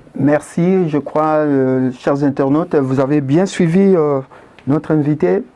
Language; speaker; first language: French; non-native, local second language; Lingala